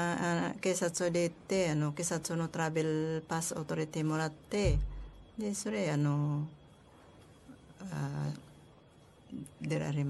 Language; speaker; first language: Japanese; non-native, learner; Filipino